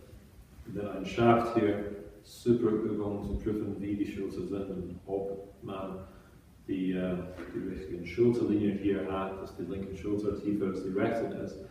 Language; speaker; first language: German; non-native, fluent; English